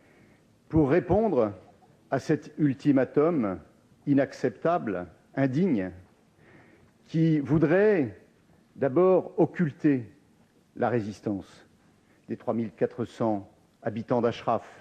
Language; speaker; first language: French; native; French